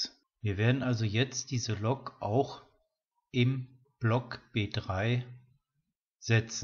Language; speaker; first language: German; native; German